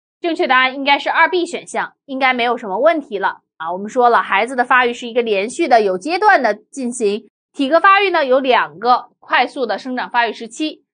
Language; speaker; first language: Chinese; native; Chinese